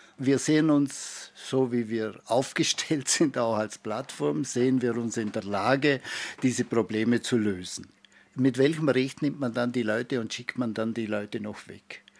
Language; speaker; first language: German; native; German